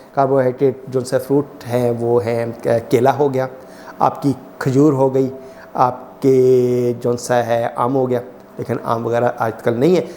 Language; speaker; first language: Urdu; non-native, local second language; Punjabi